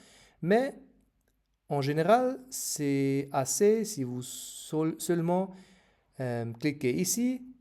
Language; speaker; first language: French; non-native, fluent; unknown